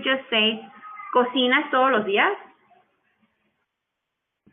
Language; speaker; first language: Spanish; non-native, fluent; English